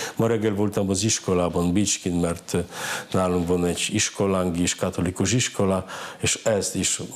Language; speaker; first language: Hungarian; non-native, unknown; Polish